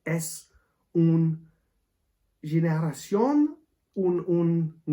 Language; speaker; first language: Spanish; non-native, learner; English